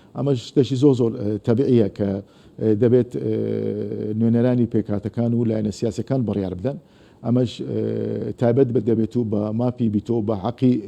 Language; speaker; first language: Central Kurdish; non-native, local second language; Azerbaijani